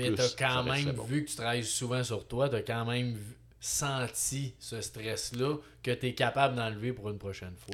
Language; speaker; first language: French; native; French